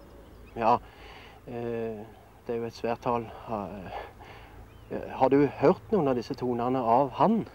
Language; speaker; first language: Norwegian; native; Norwegian